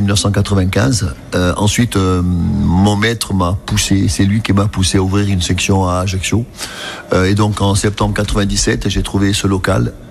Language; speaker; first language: French; native; French